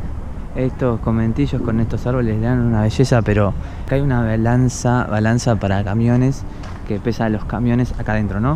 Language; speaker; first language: Spanish; native; Spanish